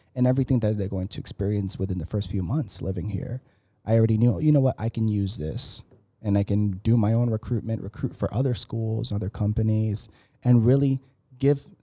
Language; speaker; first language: English; early bilingual, other home language; Spanish